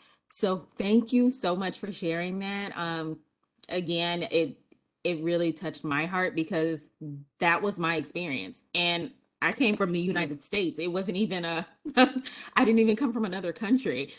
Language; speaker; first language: English; native; English